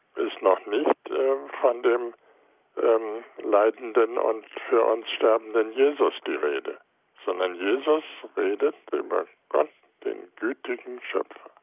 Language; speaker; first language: German; native; German